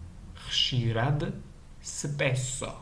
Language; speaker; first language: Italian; non-native, learner; Georgian